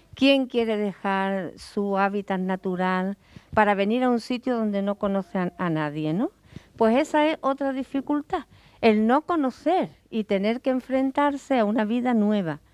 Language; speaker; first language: Spanish; native; Spanish